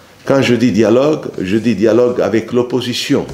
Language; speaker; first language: French; non-native, fluent; Italian